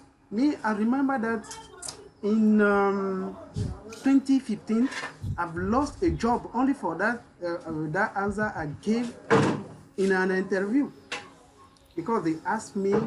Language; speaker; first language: English; non-native, learner; French